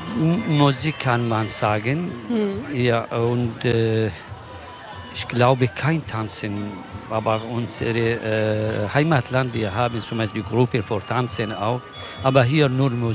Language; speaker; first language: German; non-native, local second language; Kurdish